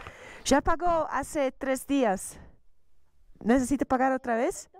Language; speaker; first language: Spanish; non-native, learner; Dutch